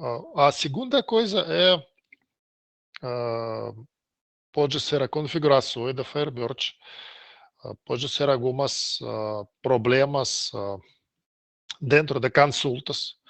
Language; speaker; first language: Portuguese; non-native, learner; Russian